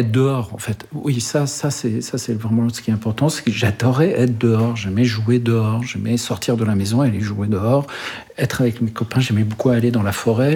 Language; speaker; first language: French; early bilingual, other home language; Arabic